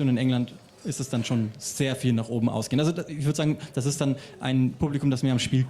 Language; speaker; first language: German; native; German